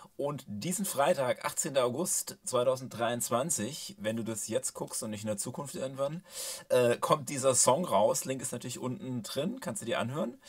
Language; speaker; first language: German; native; German